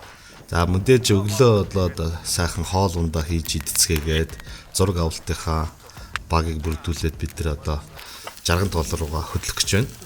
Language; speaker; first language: Mongolian; native; Mongolian